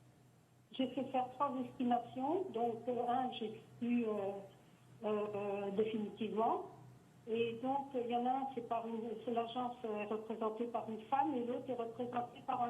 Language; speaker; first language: French; native; French